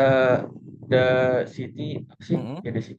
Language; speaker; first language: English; non-native, learner; Indonesian